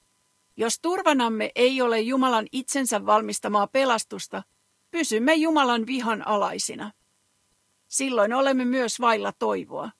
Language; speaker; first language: Finnish; native; Finnish